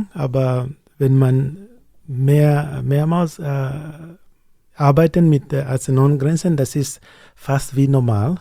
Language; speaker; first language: German; non-native, learner; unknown